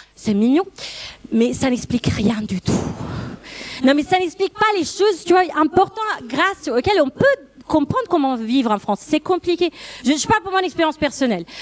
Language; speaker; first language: French; non-native, fluent; Italian